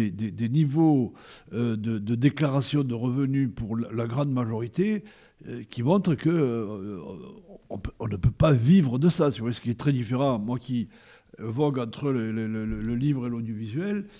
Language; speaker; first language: French; native; French